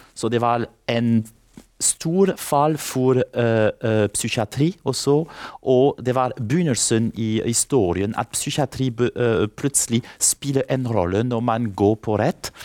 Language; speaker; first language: Norwegian; non-native, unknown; French